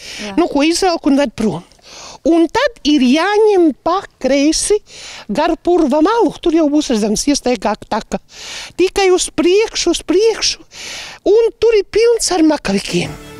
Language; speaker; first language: Latvian; native; Latvian